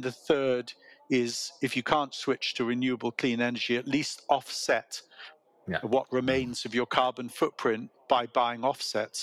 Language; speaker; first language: English; native; English